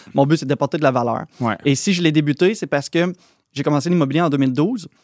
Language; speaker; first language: French; native; French